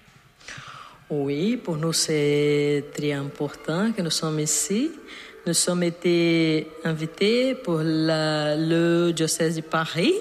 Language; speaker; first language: French; non-native, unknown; Portuguese